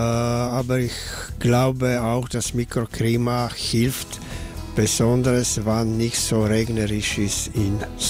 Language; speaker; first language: German; non-native, learner; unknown